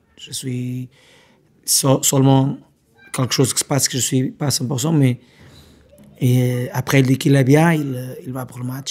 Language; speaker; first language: French; non-native, learner; Portuguese